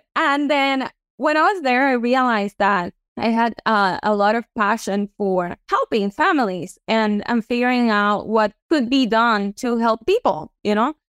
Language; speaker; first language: English; non-native, fluent; Spanish